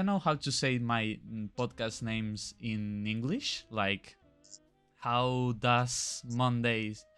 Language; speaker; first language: English; non-native, fluent; Spanish